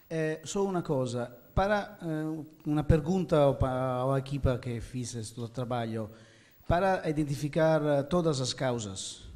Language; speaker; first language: Portuguese; non-native, learner; Italian